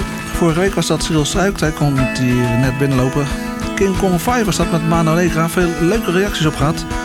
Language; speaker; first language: Dutch; native; Dutch